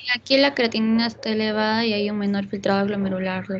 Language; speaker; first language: Spanish; native; Spanish